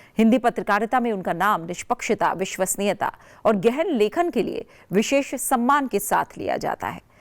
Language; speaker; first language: Hindi; native; Hindi